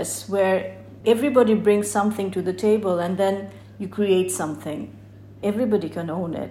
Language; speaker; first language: English; non-native, local second language; Bangla